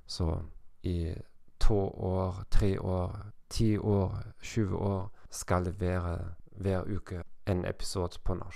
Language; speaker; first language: Swedish; non-native, learner; German